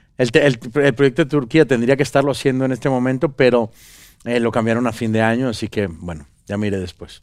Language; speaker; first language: Spanish; native; Spanish